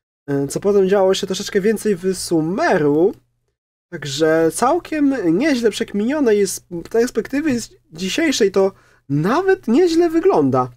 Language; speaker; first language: Polish; native; Polish